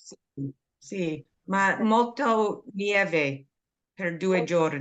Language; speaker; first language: Italian; non-native, learner; English